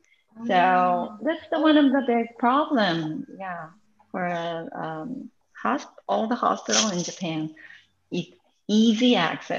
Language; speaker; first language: English; non-native, fluent; Japanese